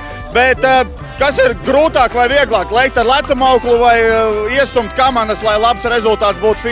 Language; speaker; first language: Latvian; native; Latvian